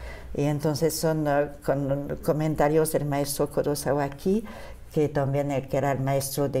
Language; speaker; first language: Spanish; non-native, fluent; French